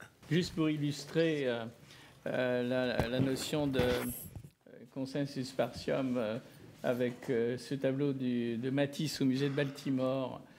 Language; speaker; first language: French; native; French